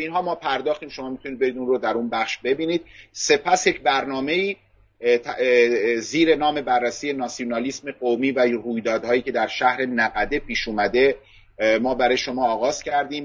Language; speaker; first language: Persian; non-native, local second language; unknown